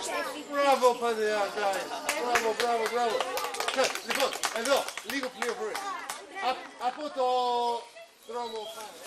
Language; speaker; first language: Greek; non-native, learner; English